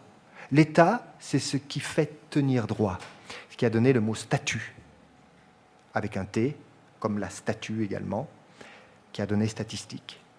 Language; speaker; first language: French; native; French